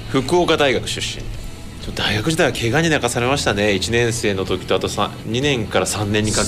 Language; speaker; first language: Japanese; native; Japanese